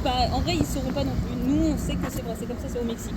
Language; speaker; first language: French; native; French